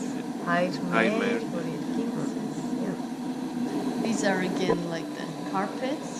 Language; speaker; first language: English; non-native, fluent; Armenian